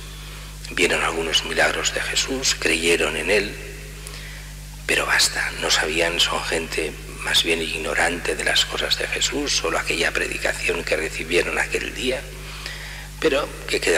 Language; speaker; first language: Spanish; native; Spanish